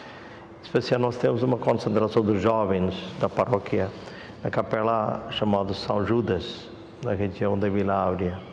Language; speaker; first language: Portuguese; non-native, fluent; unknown